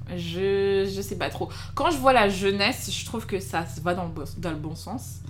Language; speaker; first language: French; native; French